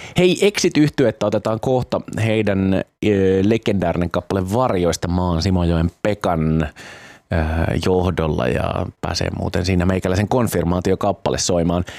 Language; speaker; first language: Finnish; native; Finnish